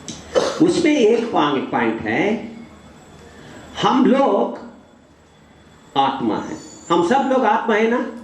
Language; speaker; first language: Hindi; non-native, learner; English